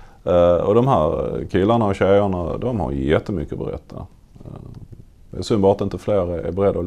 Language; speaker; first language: Swedish; native; Swedish